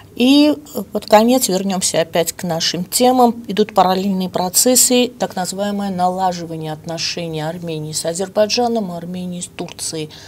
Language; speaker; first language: Russian; non-native, local second language; Armenian